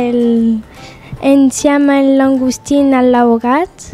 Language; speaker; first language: Catalan; non-native, local second language; Spanish